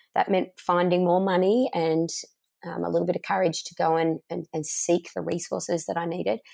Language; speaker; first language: English; native; English